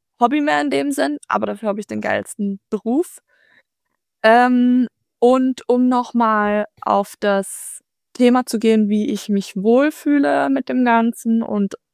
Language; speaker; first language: German; native; German